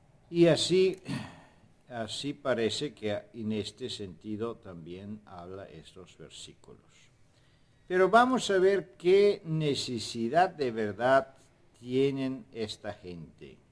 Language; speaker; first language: Spanish; non-native, fluent; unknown